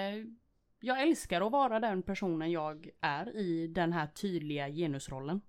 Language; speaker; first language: Swedish; early bilingual, other home language; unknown